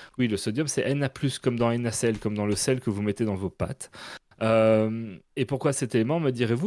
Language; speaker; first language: French; native; French